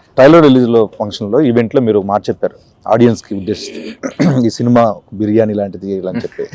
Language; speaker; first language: Telugu; native; Telugu